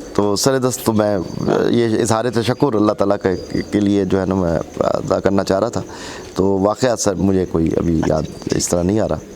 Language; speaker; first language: Urdu; native; Urdu